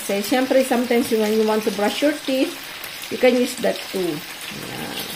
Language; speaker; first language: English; non-native, local second language; Filipino